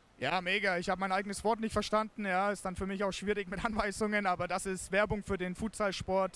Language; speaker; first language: German; native; German